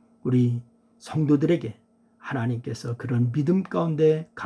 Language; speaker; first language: Korean; native; Korean